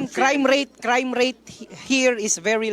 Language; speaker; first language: English; non-native, local second language; Filipino